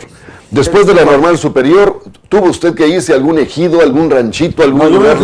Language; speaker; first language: Spanish; native; Spanish